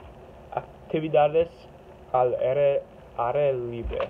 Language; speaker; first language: Spanish; non-native, learner; English